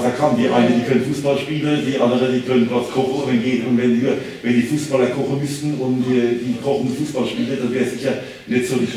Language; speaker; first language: German; native; German